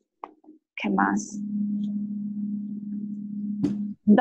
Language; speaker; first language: Spanish; non-native, learner; Polish